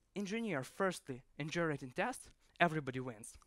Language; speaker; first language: English; non-native, fluent; Ukrainian